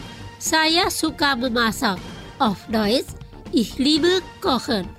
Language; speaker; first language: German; non-native, fluent; Indonesian